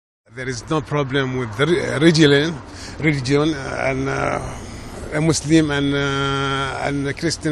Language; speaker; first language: English; non-native, learner; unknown